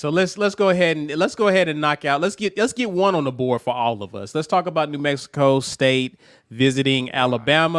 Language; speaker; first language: English; native; English